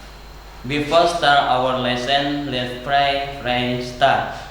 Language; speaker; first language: English; non-native, learner; Indonesian